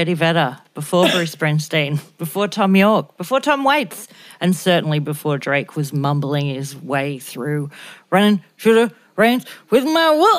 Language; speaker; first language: English; native; English